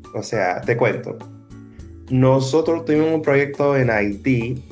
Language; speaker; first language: Spanish; non-native, fluent; English